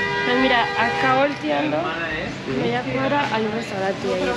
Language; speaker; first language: Spanish; native; Spanish